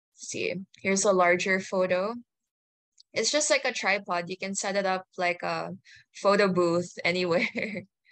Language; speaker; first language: English; native; English